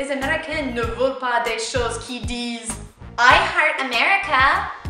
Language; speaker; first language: French; non-native, learner; English